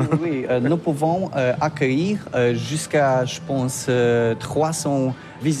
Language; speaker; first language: French; non-native, learner; Polish